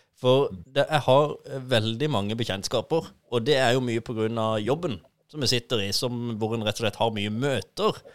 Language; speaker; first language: Norwegian; native; Norwegian